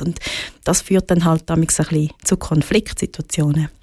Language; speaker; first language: German; native; German